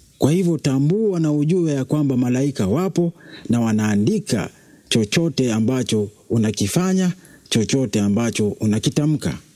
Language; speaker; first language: Swahili; native; Swahili